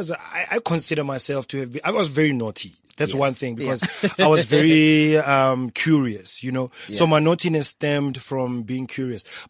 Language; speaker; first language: English; non-native, local second language; Tswana